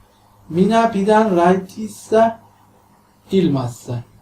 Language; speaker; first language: Finnish; non-native, learner; Persian